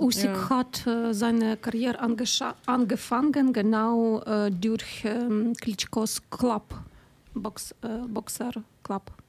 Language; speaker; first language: German; non-native, fluent; Ukrainian